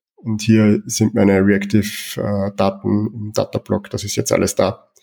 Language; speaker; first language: German; native; German